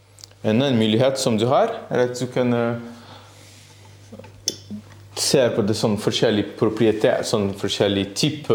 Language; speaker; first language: Norwegian; non-native, learner; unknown